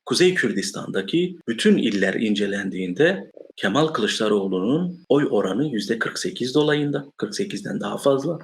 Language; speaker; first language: Turkish; non-native, local second language; Kurdish